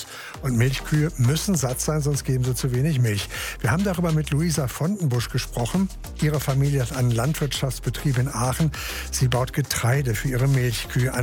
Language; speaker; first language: German; native; German